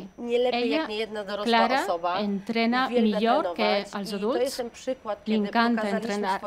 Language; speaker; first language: Catalan; non-native, learner; Polish